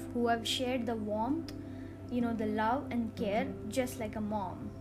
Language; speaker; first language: English; non-native, local second language; Tamil